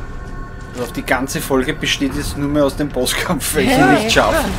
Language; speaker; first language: German; native; German